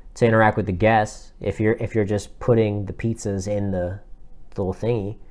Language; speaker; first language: English; native; English